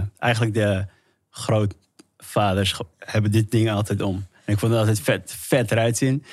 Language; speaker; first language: Dutch; early bilingual, other home language; Somali